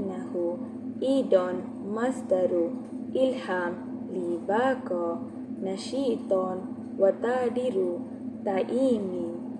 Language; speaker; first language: Arabic; non-native, learner; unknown